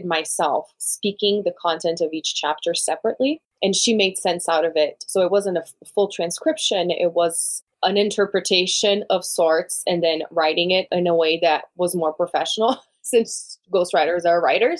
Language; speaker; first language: English; non-native, fluent; Portuguese